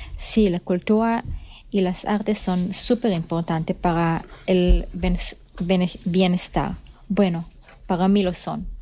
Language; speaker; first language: Spanish; non-native, learner; Hebrew